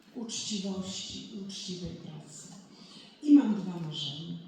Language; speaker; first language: Polish; native; Polish